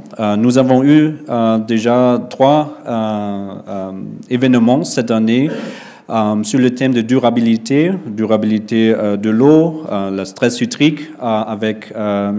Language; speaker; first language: French; non-native, fluent; German